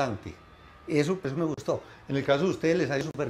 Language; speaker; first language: Spanish; native; Spanish